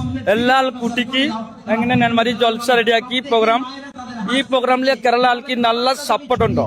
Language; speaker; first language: Malayalam; non-native, learner; Bangla